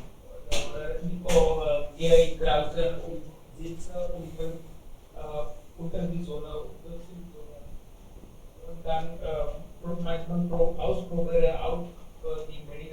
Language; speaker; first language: German; non-native, learner; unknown